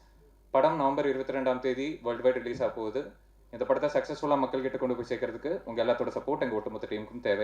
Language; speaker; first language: Tamil; native; Tamil